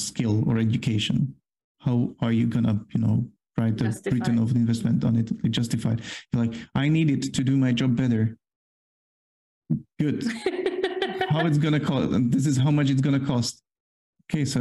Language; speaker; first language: English; non-native, fluent; Polish